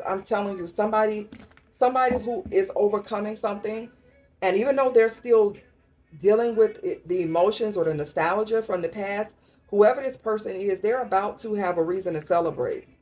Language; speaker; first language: English; native; English